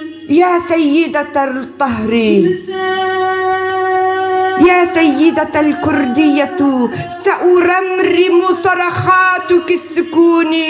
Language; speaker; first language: Arabic; non-native, local second language; Kurdish